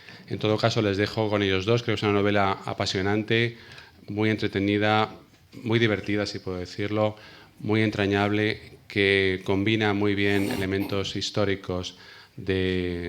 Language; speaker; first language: Spanish; native; Spanish